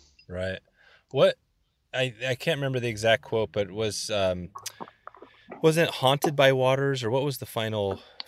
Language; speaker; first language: English; native; English